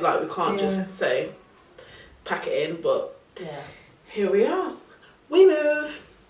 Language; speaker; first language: English; native; English